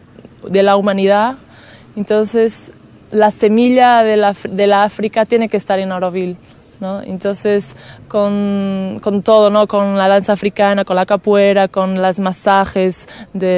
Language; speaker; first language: Spanish; non-native, fluent; Portuguese